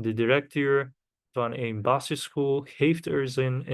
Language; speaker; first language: Dutch; non-native, learner; Korean